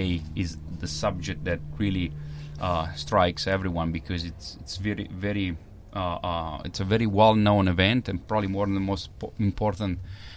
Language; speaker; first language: English; non-native, fluent; Italian